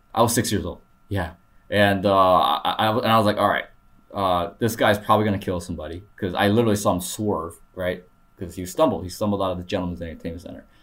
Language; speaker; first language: English; early bilingual, other home language; Korean